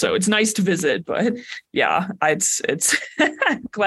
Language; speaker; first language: English; native; English